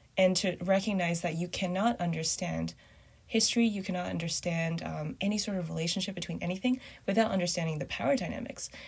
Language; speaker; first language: English; early bilingual, other home language; Chinese